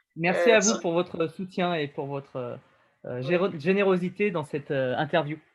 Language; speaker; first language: French; native; French